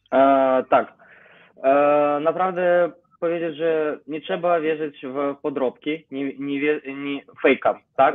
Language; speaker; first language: Polish; non-native, learner; Ukrainian